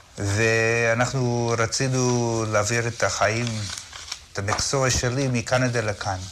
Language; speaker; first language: Hebrew; non-native, fluent; English